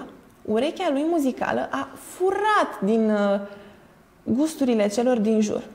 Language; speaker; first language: Romanian; native; Romanian